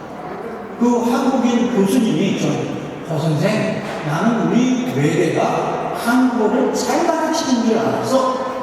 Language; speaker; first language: Korean; native; Korean